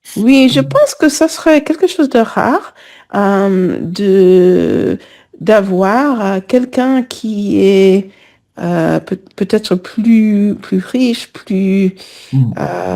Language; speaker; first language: French; non-native, fluent; English